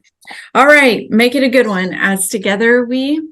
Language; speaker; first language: English; native; English